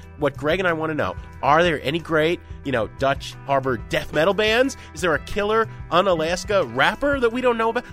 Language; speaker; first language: English; native; English